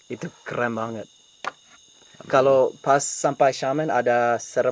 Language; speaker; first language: Indonesian; non-native, learner; English